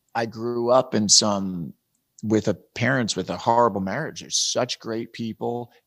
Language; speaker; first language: English; native; English